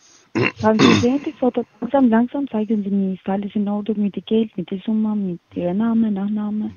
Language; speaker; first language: German; non-native, learner; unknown